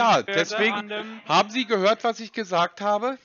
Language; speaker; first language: German; native; German